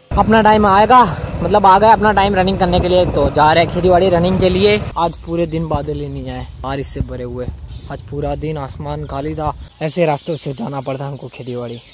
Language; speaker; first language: Hindi; non-native, local second language; Gujarati